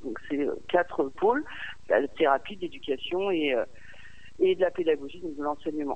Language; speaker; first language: French; native; French